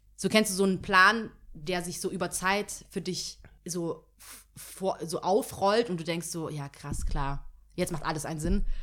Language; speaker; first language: German; early bilingual, other home language; Tigrinya